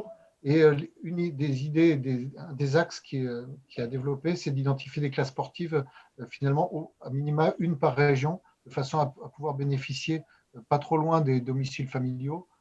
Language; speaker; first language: French; native; French